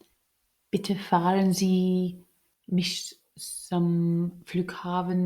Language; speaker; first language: German; non-native, learner; English